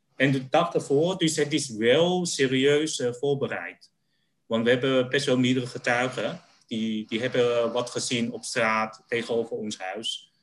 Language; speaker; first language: Dutch; early bilingual, other home language; Cantonese